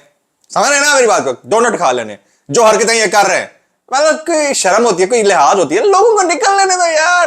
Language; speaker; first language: Urdu; native; Urdu